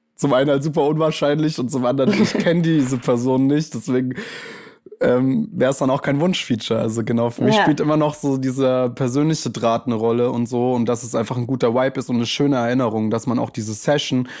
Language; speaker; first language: German; native; German